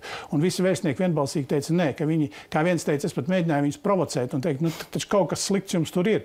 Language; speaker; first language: Latvian; native; Latvian